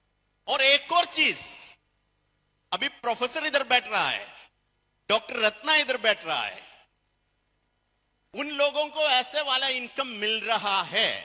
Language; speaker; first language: Hindi; non-native, fluent; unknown